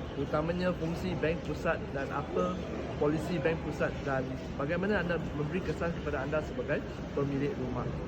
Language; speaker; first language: Malay; non-native, local second language; Chinese